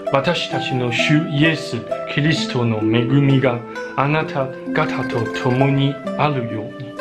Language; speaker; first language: Japanese; non-native, fluent; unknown